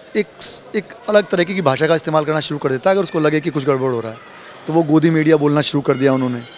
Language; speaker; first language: Hindi; native; Hindi